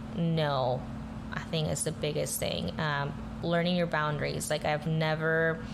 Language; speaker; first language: English; early bilingual, other home language; Spanish